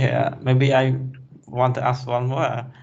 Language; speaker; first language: English; non-native, fluent; Khmer